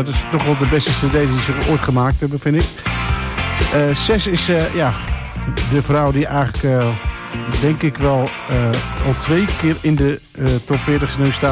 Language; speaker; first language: Dutch; native; Dutch